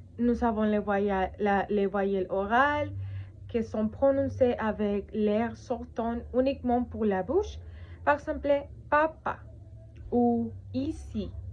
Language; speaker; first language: French; non-native, learner; Spanish